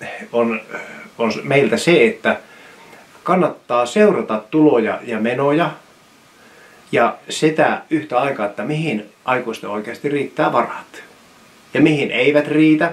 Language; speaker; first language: Finnish; native; Finnish